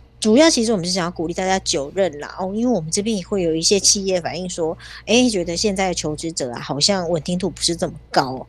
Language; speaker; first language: Chinese; native; Chinese